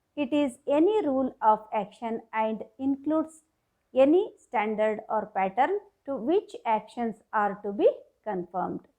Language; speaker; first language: English; non-native, local second language; Kannada